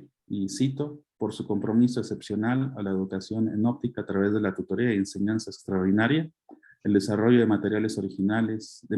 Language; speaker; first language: Spanish; native; Spanish